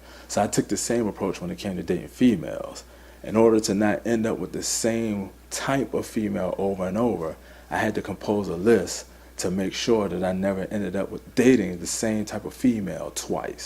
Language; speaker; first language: English; native; English